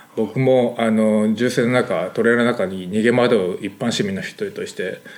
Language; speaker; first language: Japanese; native; Japanese